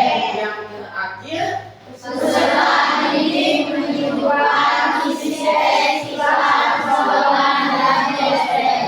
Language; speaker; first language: Indonesian; native; Indonesian